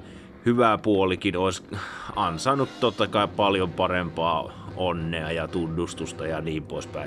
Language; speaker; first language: Finnish; native; Finnish